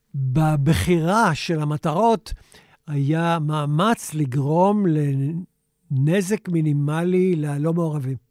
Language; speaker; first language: Hebrew; native; Hebrew